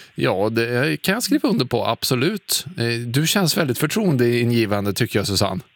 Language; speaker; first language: Swedish; native; Swedish